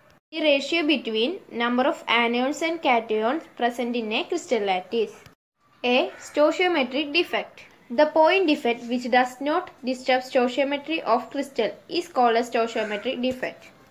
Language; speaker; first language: English; non-native, local second language; Malayalam